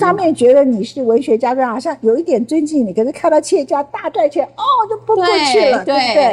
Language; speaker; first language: Chinese; native; Chinese